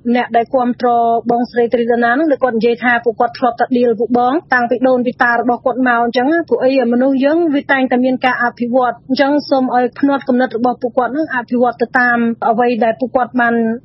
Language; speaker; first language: Khmer; non-native, local second language; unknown